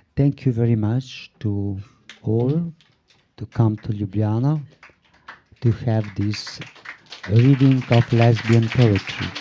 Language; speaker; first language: English; non-native, fluent; Slovenian